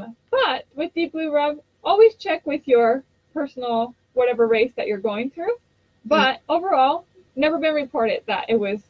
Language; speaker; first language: English; non-native, fluent; Japanese